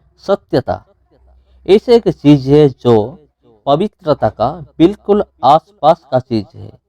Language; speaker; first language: Hindi; non-native, local second language; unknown